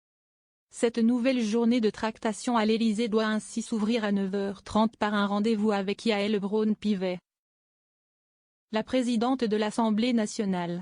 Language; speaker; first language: French; native; French